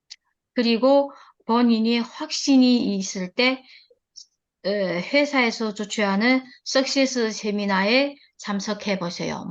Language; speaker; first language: Korean; early bilingual, heritage; Korean